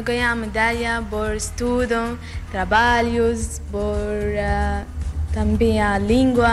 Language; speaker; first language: Portuguese; non-native, learner; Arabic